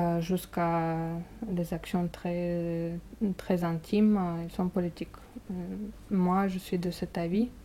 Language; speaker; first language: French; non-native, fluent; Russian